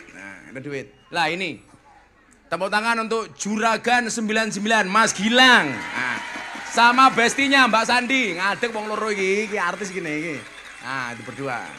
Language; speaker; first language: Indonesian; native; Indonesian